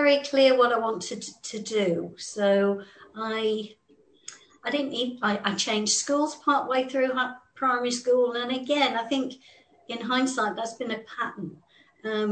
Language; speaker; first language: English; native; English